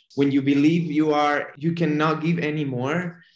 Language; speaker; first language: English; non-native, fluent; Spanish